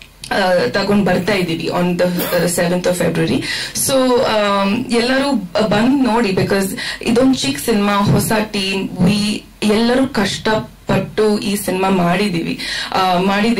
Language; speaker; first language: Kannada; non-native, fluent; Malayalam